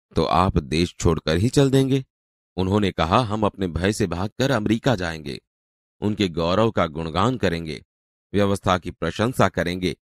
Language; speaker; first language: Hindi; non-native, local second language; Gujarati